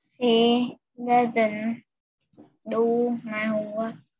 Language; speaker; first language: English; non-native, learner; Vietnamese